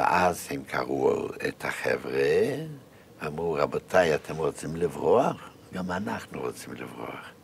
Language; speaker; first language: Hebrew; non-native, fluent; Yiddish